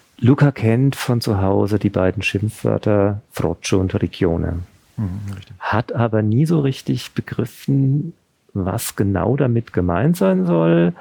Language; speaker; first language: German; native; German